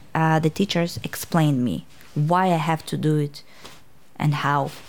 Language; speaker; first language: English; non-native, fluent; Uzbek